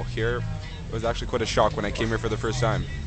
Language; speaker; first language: English; early bilingual, other home language; Serbian